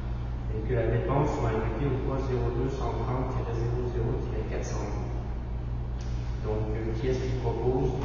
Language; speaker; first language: French; native; French